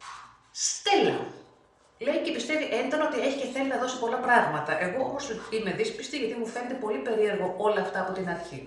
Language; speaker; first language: Greek; native; Greek